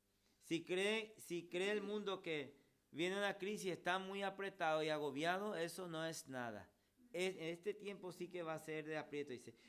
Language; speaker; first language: Spanish; native; Spanish